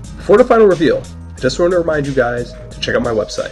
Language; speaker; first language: English; native; English